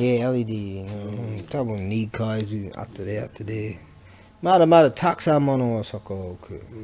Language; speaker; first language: Japanese; non-native, learner; English